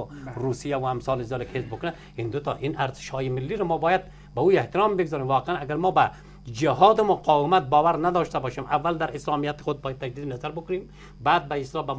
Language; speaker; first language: Persian; native; Persian